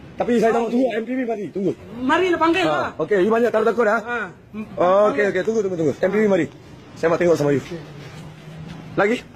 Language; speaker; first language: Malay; non-native, local second language; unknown